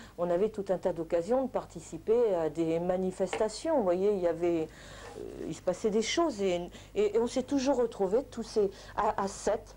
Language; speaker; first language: French; native; French